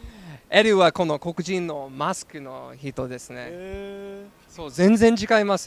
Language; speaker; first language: Japanese; non-native, learner; English